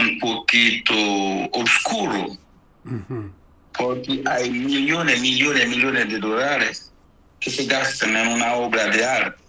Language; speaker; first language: Spanish; non-native, fluent; Haitian Creole